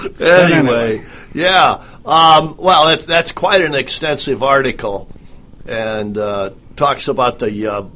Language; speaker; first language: English; native; English